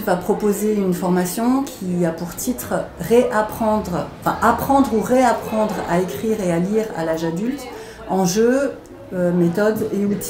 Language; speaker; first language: French; native; French